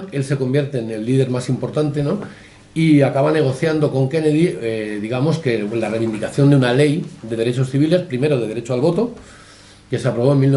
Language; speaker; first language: Spanish; native; Spanish